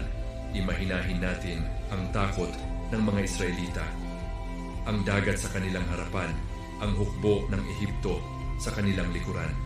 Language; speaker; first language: Filipino; native; Filipino